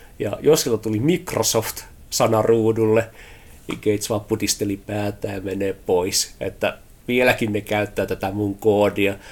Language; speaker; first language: Finnish; early bilingual, heritage; Finnish